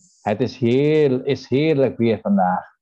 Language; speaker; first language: Dutch; non-native, fluent; Indonesian